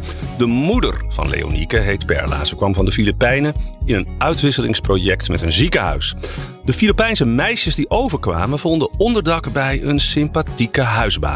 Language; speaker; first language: Dutch; native; Dutch